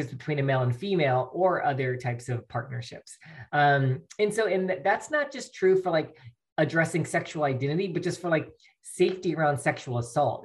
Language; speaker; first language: English; native; English